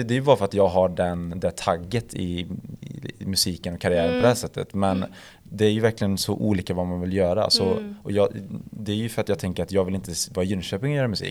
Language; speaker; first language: Swedish; native; Swedish